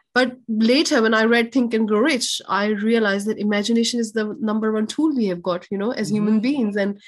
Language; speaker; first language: English; non-native, local second language; Urdu